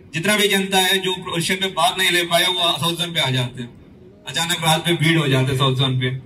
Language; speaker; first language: Hindi; non-native, local second language; Telugu